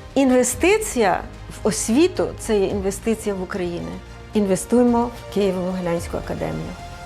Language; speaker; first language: Ukrainian; early bilingual, heritage; Ukrainian